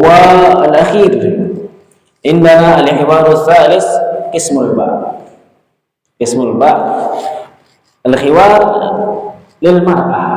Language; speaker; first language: Arabic; non-native, fluent; Indonesian